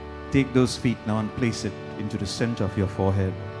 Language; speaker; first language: English; native; English